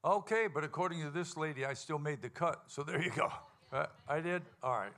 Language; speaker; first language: English; native; English